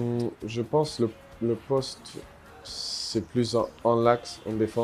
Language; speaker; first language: French; non-native, fluent; German